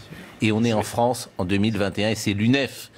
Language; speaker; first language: French; native; French